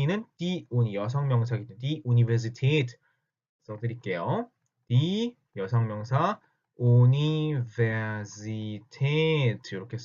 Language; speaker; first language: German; non-native, fluent; Korean